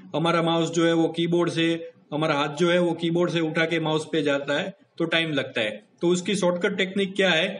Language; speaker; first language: Hindi; non-native, local second language; Gujarati